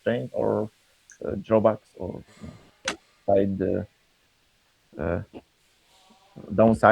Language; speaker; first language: English; non-native, fluent; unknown